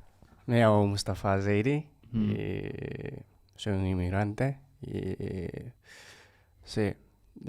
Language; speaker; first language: Spanish; non-native, fluent; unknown